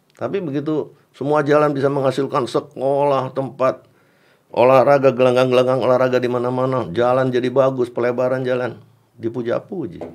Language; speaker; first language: Indonesian; native; Indonesian